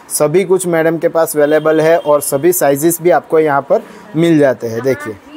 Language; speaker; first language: Hindi; non-native, local second language; Gujarati